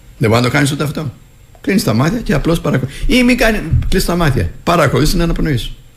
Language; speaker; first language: Greek; native; Greek